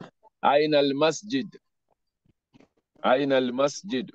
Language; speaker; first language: Arabic; non-native, learner; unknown